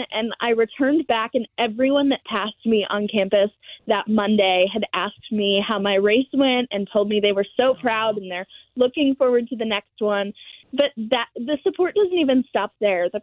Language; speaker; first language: English; native; English